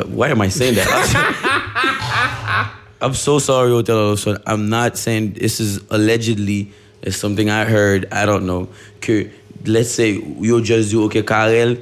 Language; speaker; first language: English; early bilingual, other home language; Haitian Creole